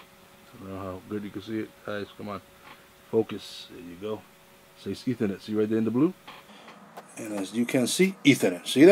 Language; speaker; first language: English; native; English